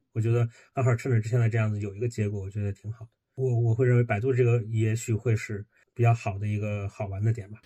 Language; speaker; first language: Chinese; native; Chinese